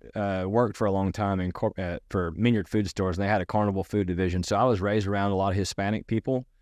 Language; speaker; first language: English; native; English